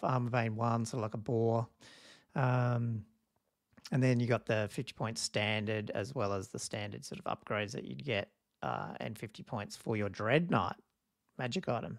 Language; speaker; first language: English; native; English